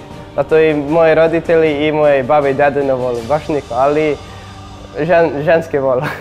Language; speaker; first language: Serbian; early bilingual, heritage; English